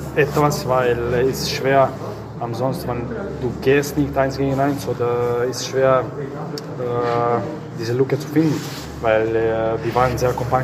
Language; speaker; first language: German; non-native, learner; Croatian